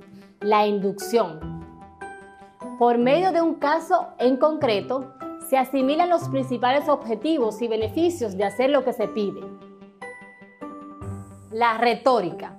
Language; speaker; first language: Spanish; native; Spanish